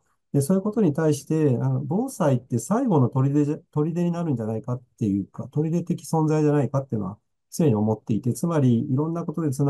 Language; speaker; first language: Japanese; native; Japanese